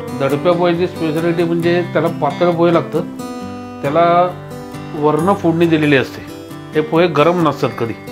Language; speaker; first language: Marathi; native; Marathi